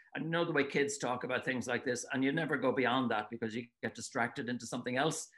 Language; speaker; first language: English; native; English